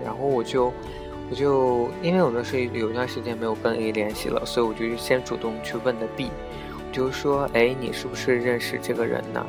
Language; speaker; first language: Chinese; native; Chinese